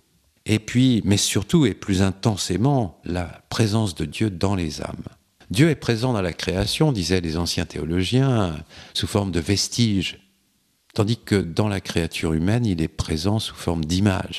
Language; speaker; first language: French; native; French